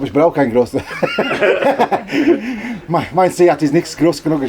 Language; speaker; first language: German; non-native, learner; English